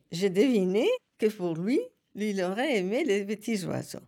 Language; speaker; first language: French; non-native, fluent; Italian